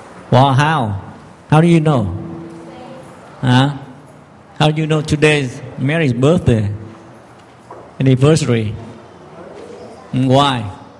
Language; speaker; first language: English; non-native, fluent; Vietnamese